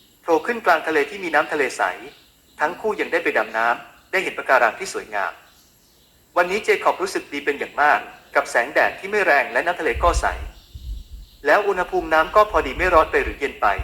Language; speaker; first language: Thai; native; Thai